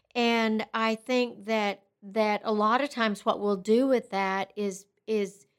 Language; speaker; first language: English; native; English